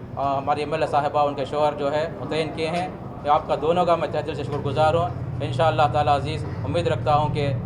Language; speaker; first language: Urdu; native; Urdu